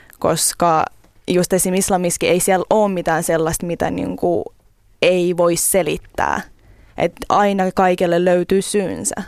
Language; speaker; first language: Finnish; early bilingual, other home language; Russian